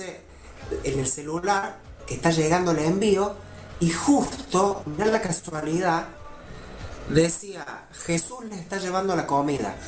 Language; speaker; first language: Spanish; native; Spanish